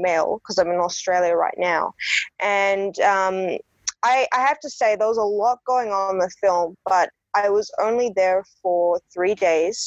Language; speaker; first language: English; native; English